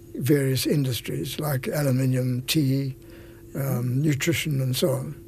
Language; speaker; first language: English; native; English